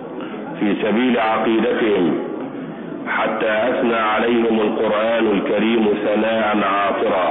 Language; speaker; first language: Arabic; native; Arabic